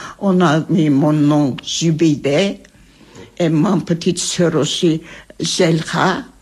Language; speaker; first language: French; non-native, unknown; Armenian